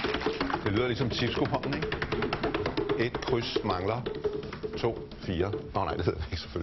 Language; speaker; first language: Danish; native; Danish